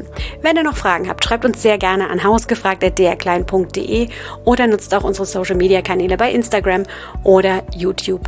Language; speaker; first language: German; native; German